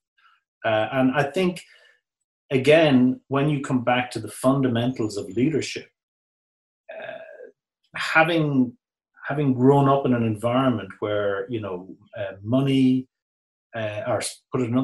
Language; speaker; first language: English; native; English